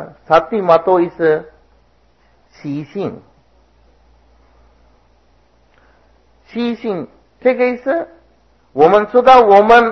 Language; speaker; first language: Chinese; non-native, fluent; Sinhala